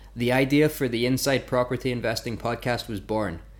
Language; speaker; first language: English; native; English